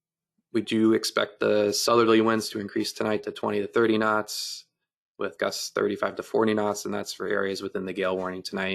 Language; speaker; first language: English; native; English